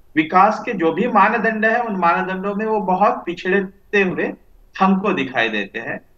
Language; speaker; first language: Hindi; non-native, local second language; Marathi